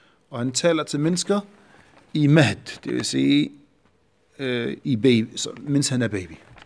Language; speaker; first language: Danish; non-native, fluent; Arabic